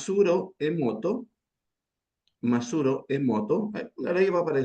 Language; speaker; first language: Spanish; native; Spanish